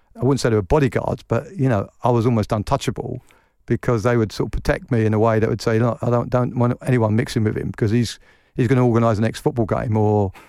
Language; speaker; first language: English; native; English